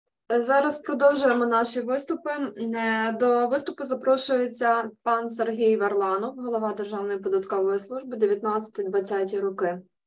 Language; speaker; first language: Ukrainian; native; Ukrainian